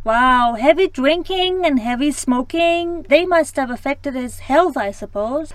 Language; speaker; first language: English; non-native, fluent; Persian